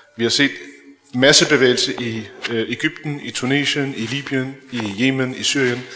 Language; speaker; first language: Danish; early bilingual, other home language; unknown